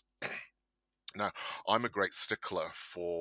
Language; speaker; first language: English; native; English